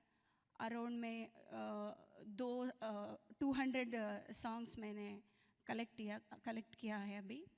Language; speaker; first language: Hindi; non-native, local second language; Kannada